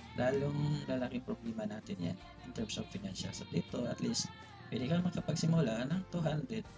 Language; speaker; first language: Filipino; non-native, local second language; Cebuano